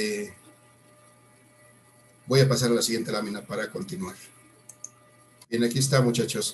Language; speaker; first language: Spanish; native; Spanish